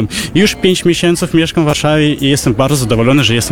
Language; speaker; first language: Polish; non-native, fluent; Russian